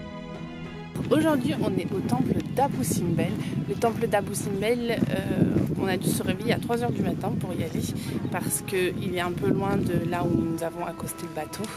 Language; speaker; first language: French; native; French